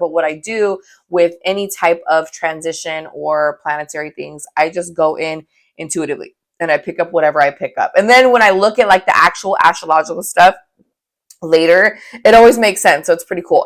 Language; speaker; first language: English; native; English